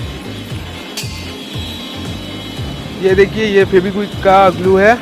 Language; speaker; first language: Hindi; non-native, local second language; Bangla